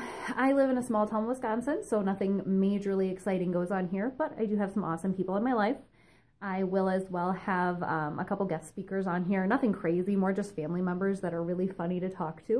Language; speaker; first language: English; native; English